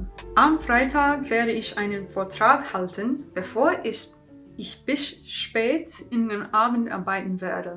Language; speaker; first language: German; non-native, learner; English